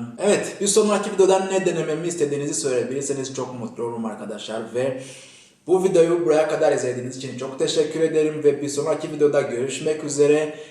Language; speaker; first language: Turkish; non-native, fluent; Kinyarwanda